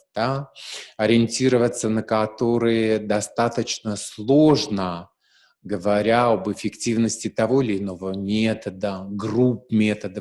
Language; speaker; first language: Russian; native; Russian